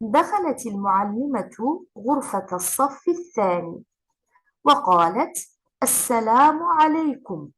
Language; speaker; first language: Arabic; non-native, fluent; Turkish